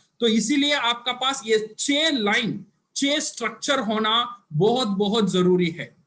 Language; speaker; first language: Hindi; non-native, local second language; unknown